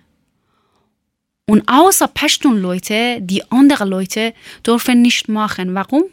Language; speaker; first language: German; non-native, learner; Persian